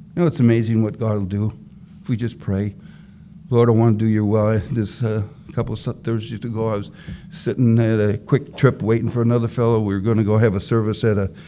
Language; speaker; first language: English; native; English